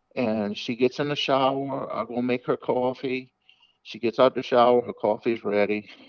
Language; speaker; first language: English; native; English